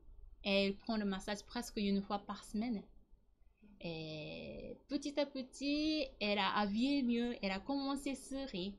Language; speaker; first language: French; non-native, learner; Japanese